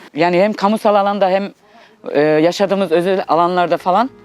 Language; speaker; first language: Turkish; native; Turkish